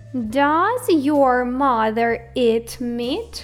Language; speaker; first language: English; non-native, fluent; Ukrainian